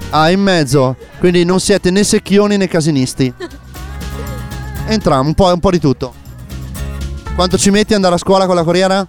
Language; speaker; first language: Italian; native; Italian